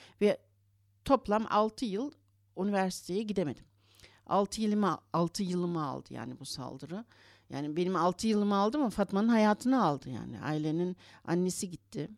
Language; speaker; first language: Turkish; early bilingual, heritage; Turkish